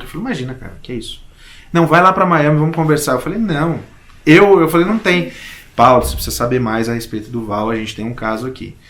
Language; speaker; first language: Portuguese; native; Portuguese